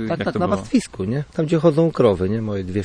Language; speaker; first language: Polish; native; Polish